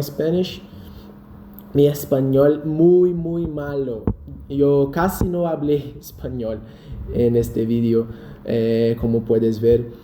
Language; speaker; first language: Spanish; non-native, learner; Portuguese